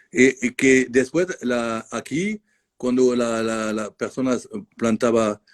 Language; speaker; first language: Spanish; non-native, learner; French